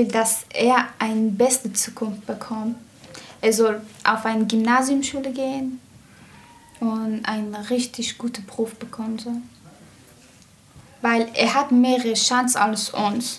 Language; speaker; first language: German; non-native, learner; Persian